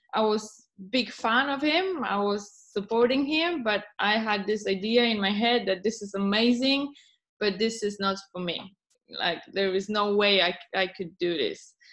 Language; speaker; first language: English; non-native, fluent; Polish